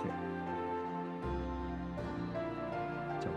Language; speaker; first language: Italian; non-native, learner; Japanese